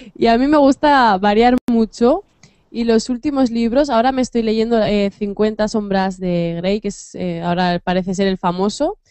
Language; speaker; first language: Spanish; native; Spanish